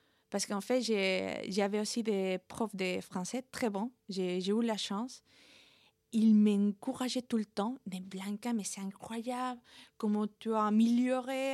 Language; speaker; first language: French; non-native, fluent; Spanish